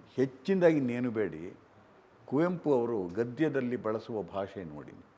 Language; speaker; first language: Kannada; native; Kannada